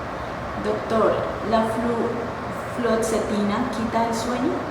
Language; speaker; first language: Spanish; native; Spanish